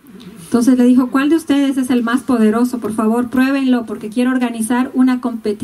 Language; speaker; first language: Spanish; native; Spanish